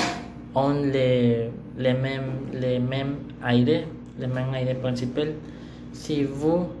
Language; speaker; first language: French; non-native, learner; Spanish